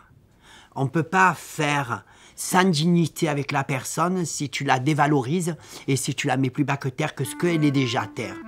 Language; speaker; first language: French; native; French